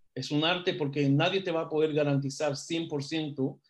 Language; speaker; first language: Spanish; non-native, fluent; Hebrew